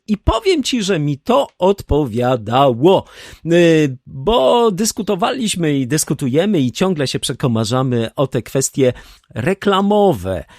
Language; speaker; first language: Polish; native; Polish